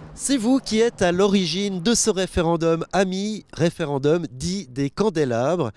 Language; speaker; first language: French; native; French